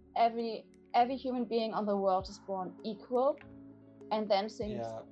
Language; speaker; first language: English; non-native, fluent; German